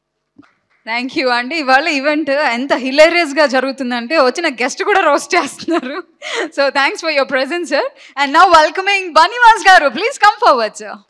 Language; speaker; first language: Telugu; native; Telugu